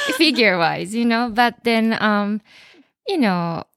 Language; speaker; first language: English; non-native, fluent; Japanese